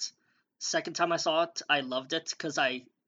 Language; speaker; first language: English; native; English